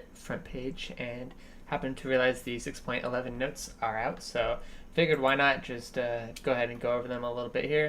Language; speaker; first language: English; native; English